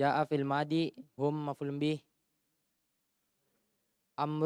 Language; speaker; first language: Arabic; non-native, learner; Indonesian